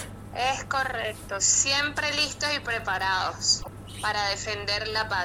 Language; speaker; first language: Spanish; native; Spanish